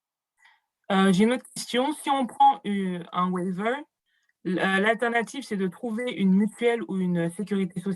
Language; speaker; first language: French; native; French